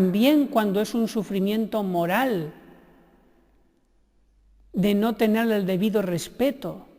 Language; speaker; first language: Spanish; native; Spanish